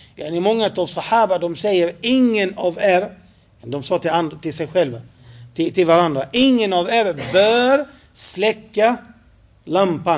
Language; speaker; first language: Swedish; non-native, fluent; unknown